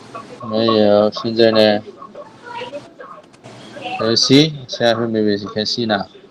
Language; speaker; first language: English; non-native, fluent; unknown